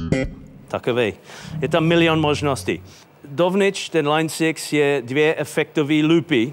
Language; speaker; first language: Czech; non-native, fluent; English